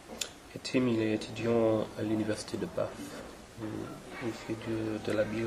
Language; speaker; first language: French; non-native, fluent; English